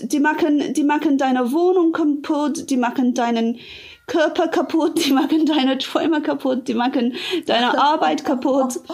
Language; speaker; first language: German; non-native, fluent; English